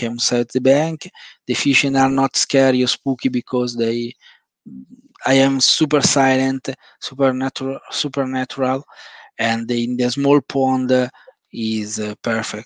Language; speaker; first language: English; non-native, fluent; Italian